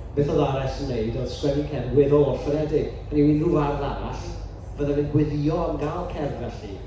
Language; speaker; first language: Welsh; native; Welsh